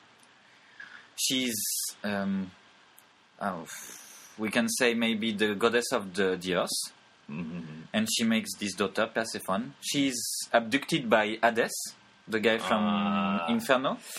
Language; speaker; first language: English; non-native, fluent; French